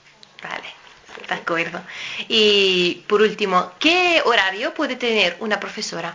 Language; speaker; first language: Spanish; native; Spanish